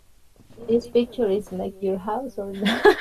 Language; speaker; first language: English; non-native, fluent; Spanish